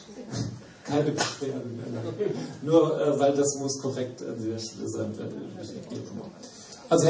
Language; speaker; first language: German; native; German